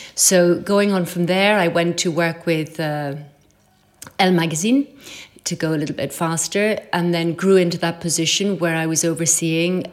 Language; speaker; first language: English; native; English